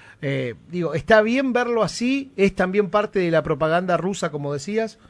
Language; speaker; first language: Spanish; native; Spanish